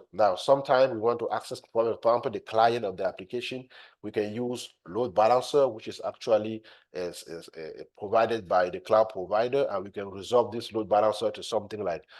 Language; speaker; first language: English; non-native, fluent; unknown